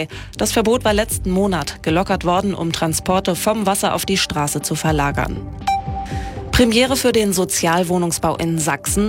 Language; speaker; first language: German; native; German